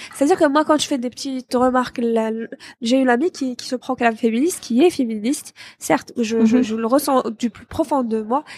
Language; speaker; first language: French; non-native, local second language; Arabic